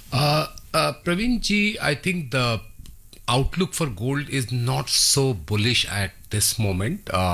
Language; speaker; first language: Hindi; native; Hindi